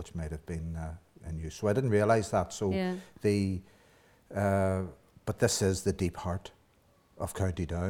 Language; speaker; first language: English; native; English